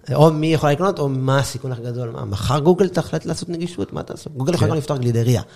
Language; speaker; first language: Hebrew; native; Hebrew